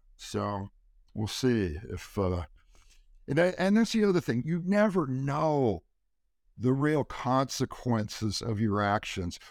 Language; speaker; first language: English; native; English